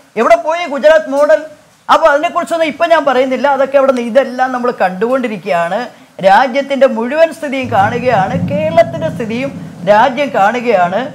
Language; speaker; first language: Malayalam; native; Malayalam